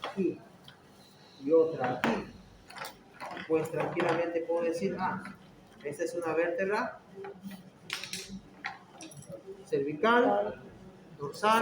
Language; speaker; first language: Spanish; native; Spanish